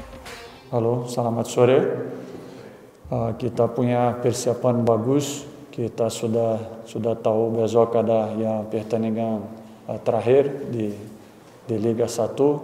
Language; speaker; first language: Indonesian; non-native, fluent; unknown